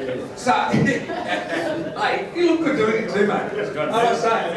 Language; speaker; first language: English; native; English